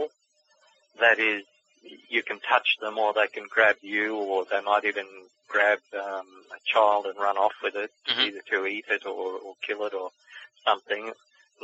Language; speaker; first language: English; native; English